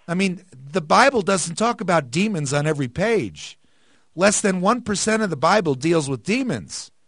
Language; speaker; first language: English; native; English